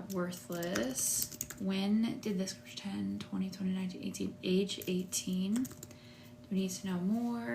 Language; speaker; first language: English; native; English